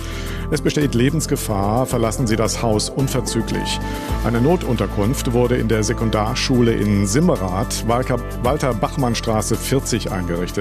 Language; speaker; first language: German; native; German